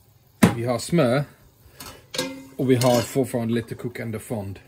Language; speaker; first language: Swedish; non-native, fluent; English